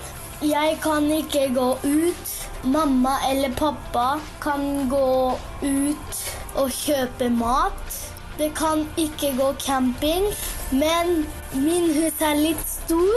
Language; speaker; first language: Norwegian; early bilingual, heritage; Japanese